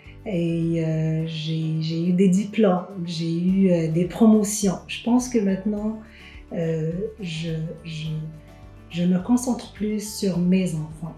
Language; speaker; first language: French; non-native, local second language; Arabic